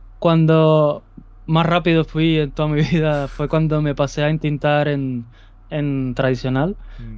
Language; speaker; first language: Spanish; native; Spanish